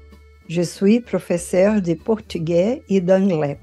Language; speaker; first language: French; non-native, fluent; Portuguese